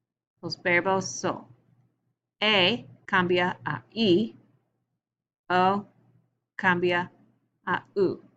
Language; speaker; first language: Spanish; non-native, learner; English